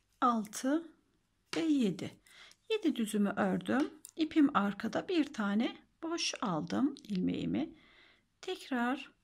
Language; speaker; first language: Turkish; native; Turkish